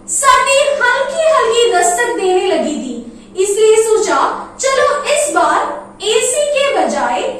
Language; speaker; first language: Hindi; non-native, local second language; Malayalam